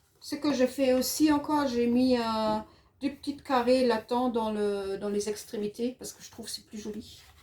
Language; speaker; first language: French; non-native, fluent; German